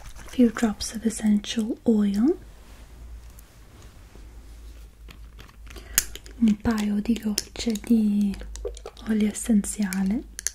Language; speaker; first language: Italian; non-native, fluent; English